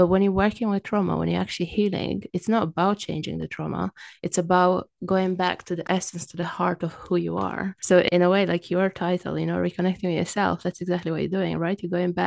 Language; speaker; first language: English; non-native, fluent; Romanian